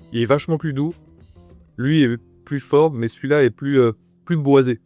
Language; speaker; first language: French; native; French